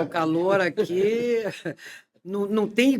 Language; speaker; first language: Portuguese; native; Portuguese